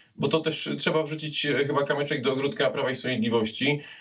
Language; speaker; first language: Polish; native; Polish